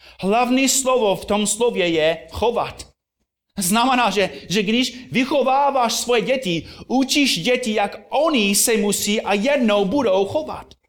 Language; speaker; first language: Czech; non-native, fluent; English